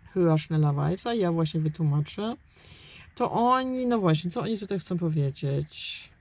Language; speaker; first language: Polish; early bilingual, heritage; German